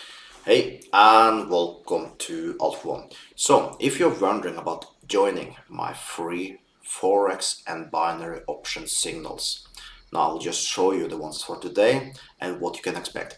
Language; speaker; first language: English; non-native, fluent; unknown